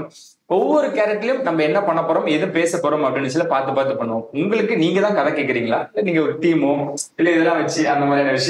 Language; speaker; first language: Tamil; native; Tamil